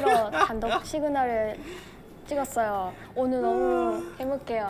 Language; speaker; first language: Korean; non-native, fluent; Japanese